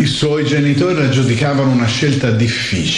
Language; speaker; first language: Italian; native; Italian